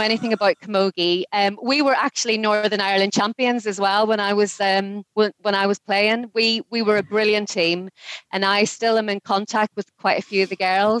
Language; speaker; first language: English; native; English